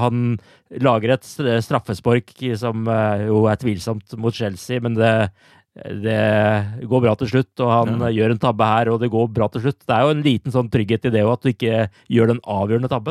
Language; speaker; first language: Norwegian; native; Norwegian